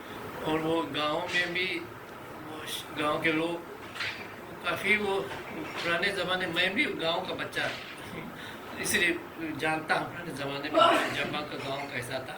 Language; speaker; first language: Hindi; non-native, fluent; Japanese